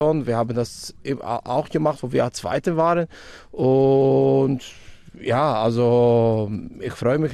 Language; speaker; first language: German; non-native, fluent; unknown